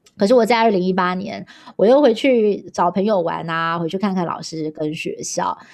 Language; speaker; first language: Chinese; native; Chinese